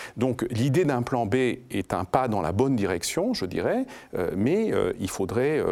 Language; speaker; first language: French; non-native, fluent; Greek